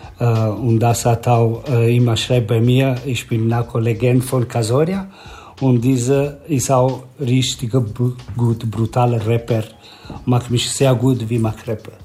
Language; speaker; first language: German; non-native, learner; Italian